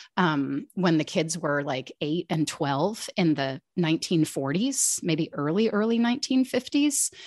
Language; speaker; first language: English; native; English